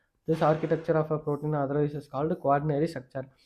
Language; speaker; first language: English; non-native, local second language; Tamil